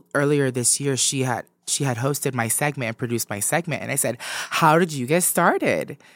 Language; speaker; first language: English; native; English